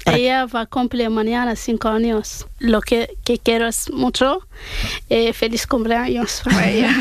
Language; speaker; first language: Spanish; non-native, learner; Arabic